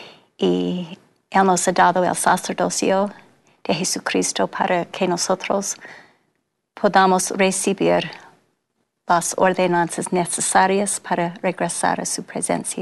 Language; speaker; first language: Spanish; non-native, fluent; English